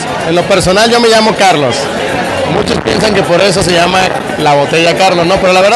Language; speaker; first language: Spanish; native; Spanish